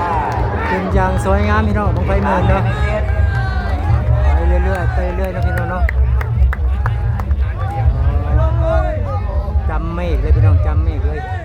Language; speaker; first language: Thai; non-native, local second language; Lao